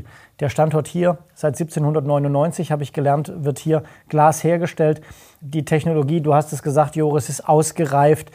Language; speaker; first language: German; native; German